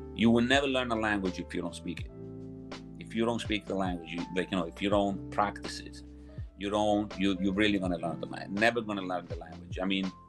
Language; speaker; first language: English; non-native, fluent; Italian